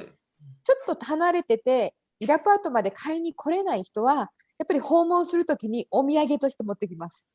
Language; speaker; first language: Japanese; native; Japanese